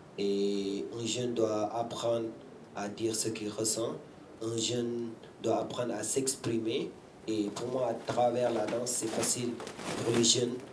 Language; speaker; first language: French; non-native, local second language; Wolof